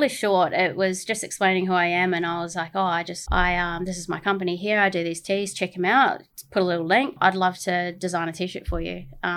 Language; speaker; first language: English; native; English